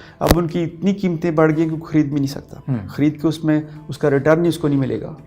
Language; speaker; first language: Urdu; non-native, local second language; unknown